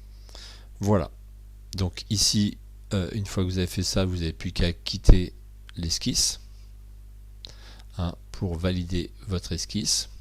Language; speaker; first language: French; native; French